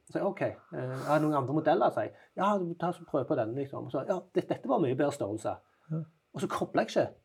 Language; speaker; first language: Norwegian; native; Norwegian